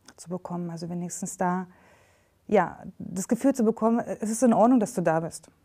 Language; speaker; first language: German; native; German